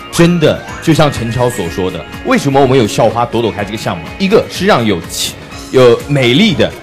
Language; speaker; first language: Chinese; native; Chinese